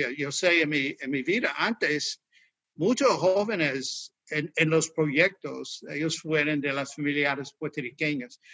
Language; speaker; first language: Spanish; non-native, learner; English